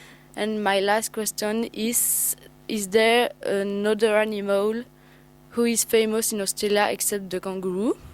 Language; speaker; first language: English; non-native, learner; French